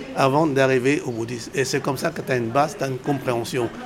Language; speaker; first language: French; non-native, fluent; Vietnamese